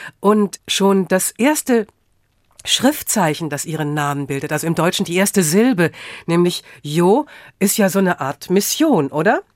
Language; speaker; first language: German; native; German